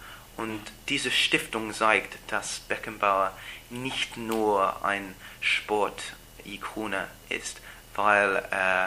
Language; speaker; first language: German; non-native, learner; English